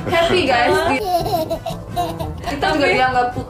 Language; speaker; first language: Indonesian; early bilingual, other home language; Korean